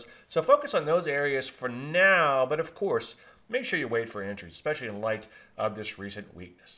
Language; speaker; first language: English; native; English